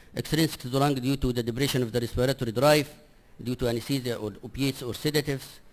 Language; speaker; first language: English; non-native, fluent; Arabic